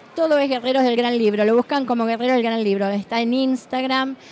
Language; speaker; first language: Spanish; native; Spanish